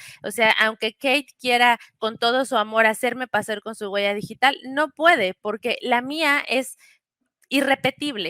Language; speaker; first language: Spanish; native; Spanish